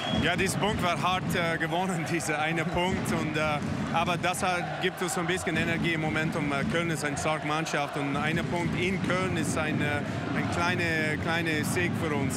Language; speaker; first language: German; non-native, learner; English